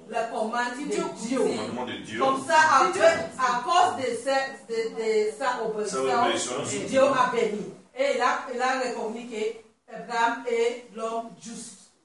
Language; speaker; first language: French; non-native, learner; Swahili